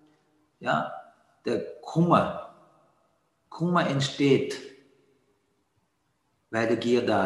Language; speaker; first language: German; non-native, fluent; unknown